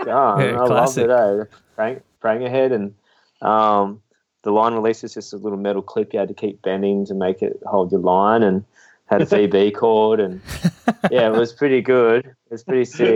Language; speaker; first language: English; native; English